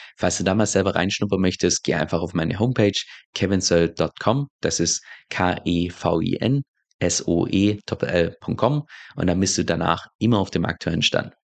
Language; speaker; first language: German; native; German